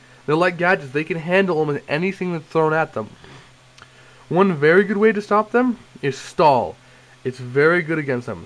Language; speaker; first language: English; native; English